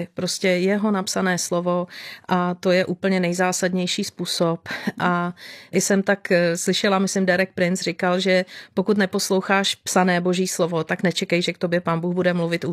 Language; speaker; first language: Czech; native; Czech